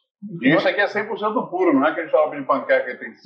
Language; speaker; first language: Portuguese; native; Portuguese